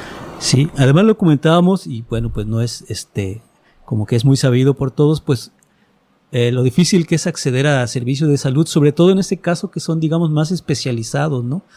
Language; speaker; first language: Spanish; native; Spanish